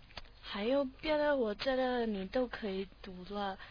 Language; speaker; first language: Chinese; non-native, learner; English